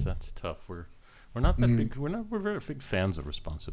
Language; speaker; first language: English; native; English